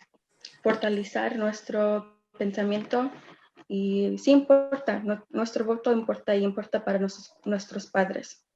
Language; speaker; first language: Spanish; early bilingual, heritage; Spanish